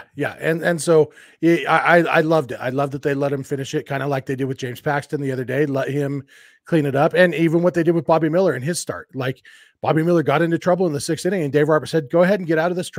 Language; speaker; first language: English; native; English